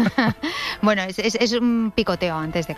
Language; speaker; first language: Spanish; native; Spanish